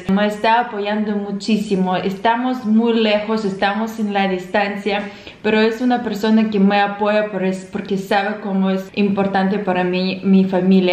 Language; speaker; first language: Spanish; non-native, fluent; Russian